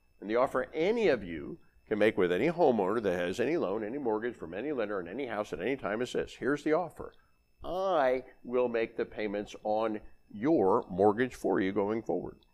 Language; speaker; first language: English; native; English